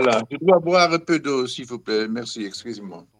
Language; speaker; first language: French; non-native, learner; Dutch